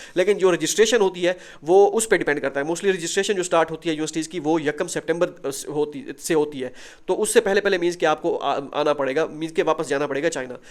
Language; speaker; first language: Urdu; non-native, local second language; Saraiki